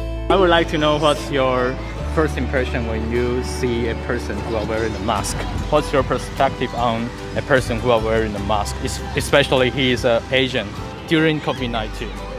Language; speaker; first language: English; non-native, fluent; Chinese